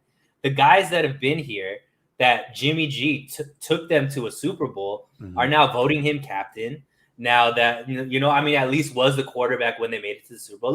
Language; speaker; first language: English; native; English